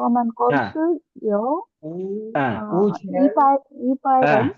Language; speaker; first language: Chinese; non-native, learner; Tamil